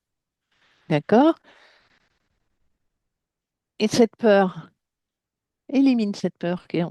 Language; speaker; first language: French; native; French